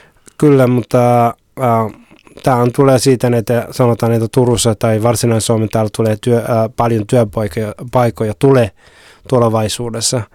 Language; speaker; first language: Finnish; non-native, fluent; Somali